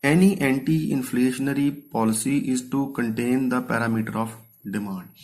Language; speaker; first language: English; non-native, local second language; Punjabi